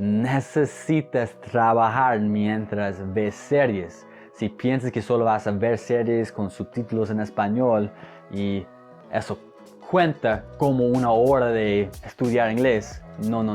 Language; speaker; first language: Spanish; non-native, fluent; English